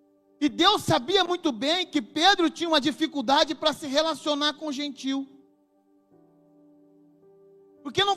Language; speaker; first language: Portuguese; native; Portuguese